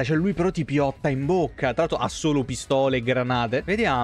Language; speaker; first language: Italian; native; Italian